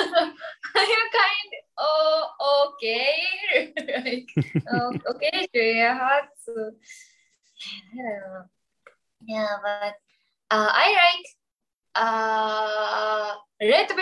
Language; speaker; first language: English; non-native, learner; Japanese